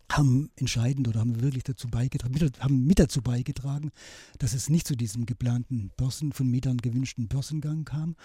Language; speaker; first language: German; native; German